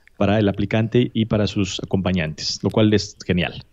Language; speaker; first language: Spanish; native; Spanish